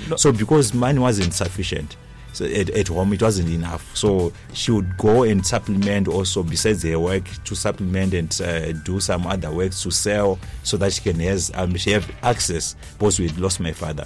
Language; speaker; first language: English; non-native, local second language; Shona